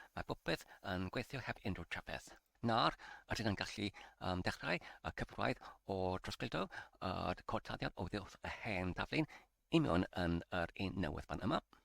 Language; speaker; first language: Welsh; non-native, learner; English